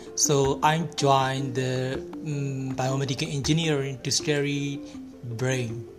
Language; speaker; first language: English; non-native, learner; Burmese